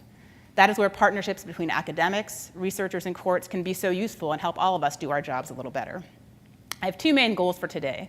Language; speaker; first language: English; native; English